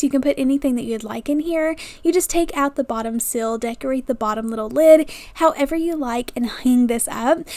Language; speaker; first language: English; native; English